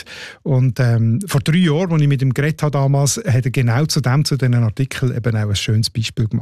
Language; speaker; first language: German; native; German